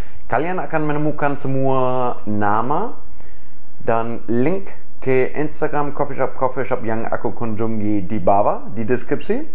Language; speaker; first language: Indonesian; non-native, fluent; German